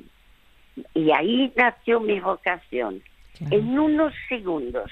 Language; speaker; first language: Spanish; early bilingual, other home language; French